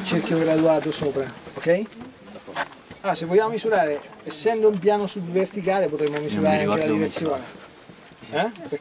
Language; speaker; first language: Italian; native; Italian